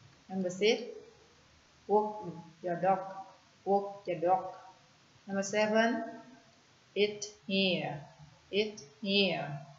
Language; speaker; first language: English; non-native, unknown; Vietnamese